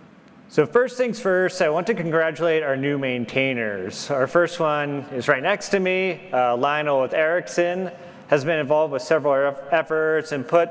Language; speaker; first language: English; native; English